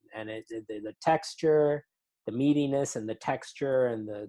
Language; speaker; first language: English; native; English